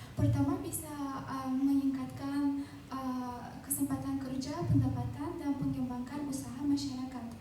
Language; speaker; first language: Indonesian; non-native, fluent; Azerbaijani